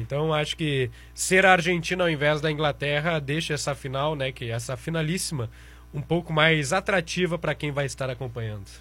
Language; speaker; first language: Portuguese; native; Portuguese